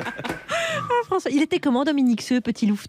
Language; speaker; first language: French; native; French